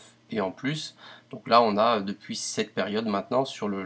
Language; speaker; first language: French; native; French